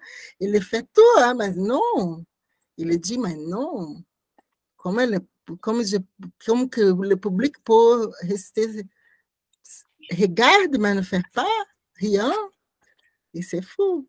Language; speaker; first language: French; non-native, learner; Portuguese